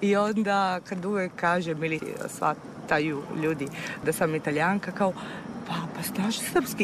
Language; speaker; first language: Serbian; non-native, fluent; Italian